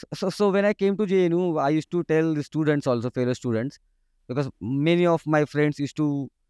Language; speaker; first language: English; non-native, local second language; Marathi